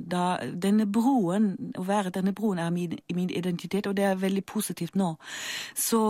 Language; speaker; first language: Norwegian; non-native, fluent; German